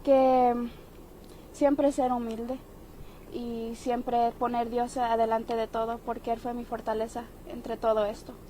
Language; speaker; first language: Spanish; early bilingual, heritage; Spanish